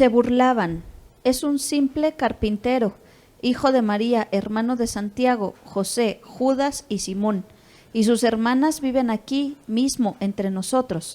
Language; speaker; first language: Spanish; native; Spanish